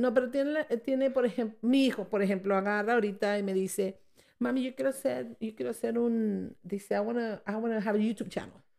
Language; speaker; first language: Spanish; early bilingual, heritage; Spanish